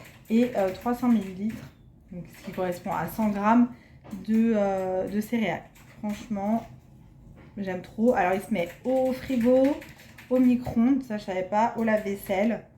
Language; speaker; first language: French; native; French